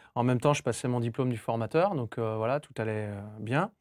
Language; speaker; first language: French; native; French